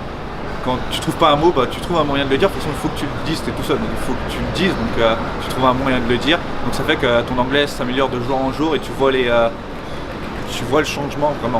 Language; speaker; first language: French; native; French